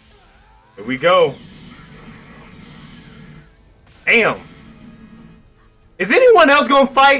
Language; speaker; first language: English; native; English